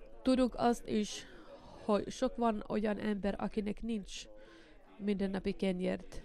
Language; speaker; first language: Hungarian; non-native, learner; Finnish